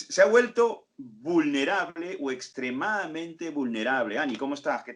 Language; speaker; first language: Spanish; native; Spanish